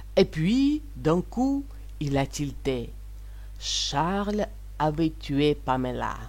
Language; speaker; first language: French; non-native, fluent; Russian